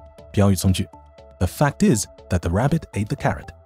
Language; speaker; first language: English; non-native, fluent; Chinese